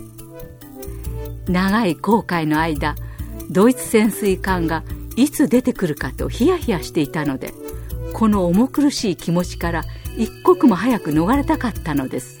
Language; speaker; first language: Japanese; native; Japanese